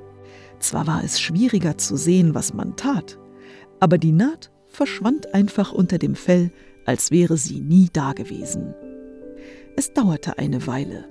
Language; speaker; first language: German; native; German